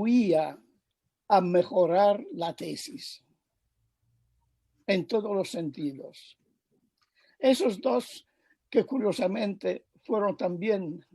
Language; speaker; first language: Spanish; non-native, fluent; Italian